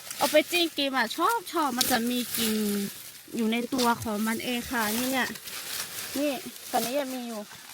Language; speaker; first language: Thai; non-native, local second language; Lahu